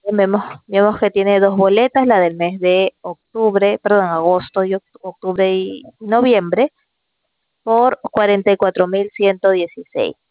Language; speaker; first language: Spanish; native; Spanish